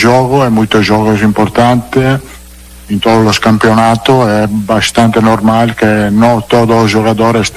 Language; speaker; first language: Portuguese; non-native, learner; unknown